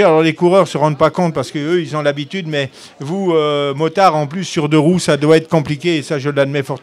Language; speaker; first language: French; native; French